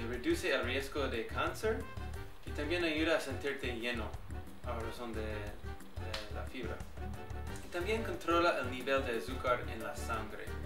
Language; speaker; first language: Spanish; early bilingual, heritage; English